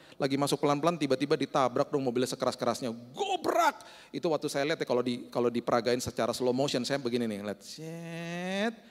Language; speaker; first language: Indonesian; native; Indonesian